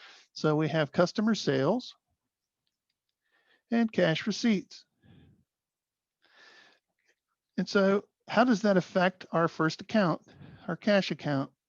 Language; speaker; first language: English; native; English